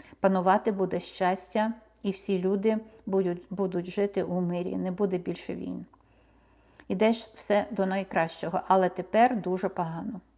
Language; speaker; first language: Ukrainian; native; Ukrainian